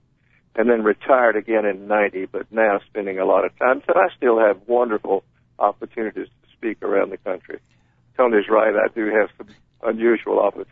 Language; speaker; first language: English; native; English